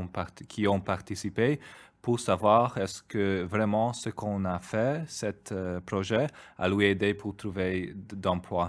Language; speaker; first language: French; non-native, fluent; Spanish